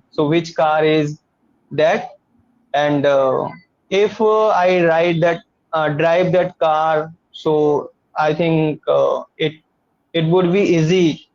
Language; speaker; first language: English; non-native, learner; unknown